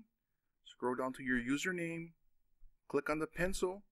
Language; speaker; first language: English; native; English